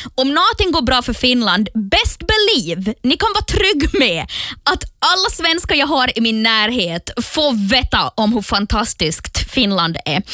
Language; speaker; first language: Swedish; native; Swedish